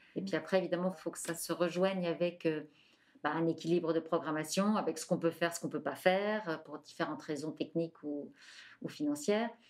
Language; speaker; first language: French; native; French